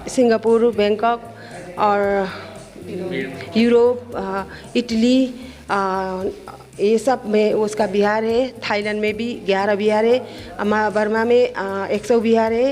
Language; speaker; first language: Hindi; non-native, learner; Burmese